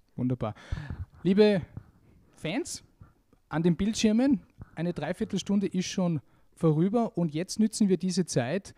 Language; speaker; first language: German; native; German